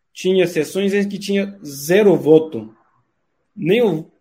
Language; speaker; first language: Portuguese; non-native, fluent; Turkish